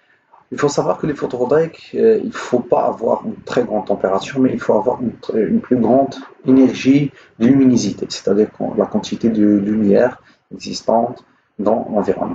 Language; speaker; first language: French; non-native, local second language; Arabic